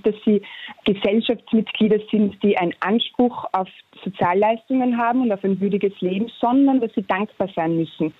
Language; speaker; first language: German; native; German